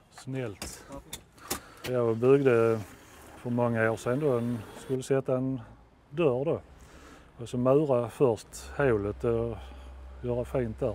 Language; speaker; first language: Swedish; native; Swedish